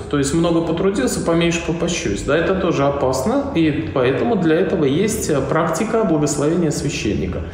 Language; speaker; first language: Russian; native; Russian